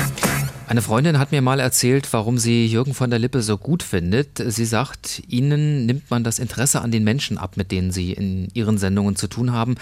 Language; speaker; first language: German; native; German